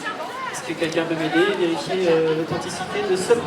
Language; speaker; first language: French; native; French